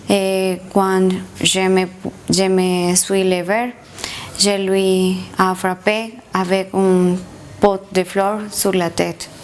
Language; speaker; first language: French; non-native, learner; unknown